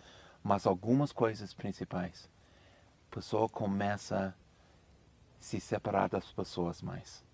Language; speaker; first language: Portuguese; non-native, fluent; English